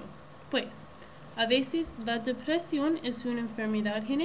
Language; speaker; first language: Spanish; non-native, learner; English